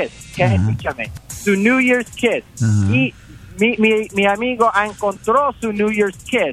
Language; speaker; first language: Spanish; early bilingual, heritage; English